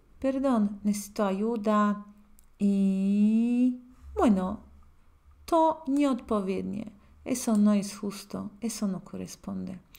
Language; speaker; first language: Spanish; non-native, fluent; Polish